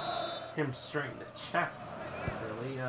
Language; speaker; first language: English; native; English